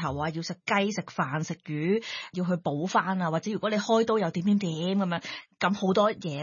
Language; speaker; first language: Cantonese; native; Cantonese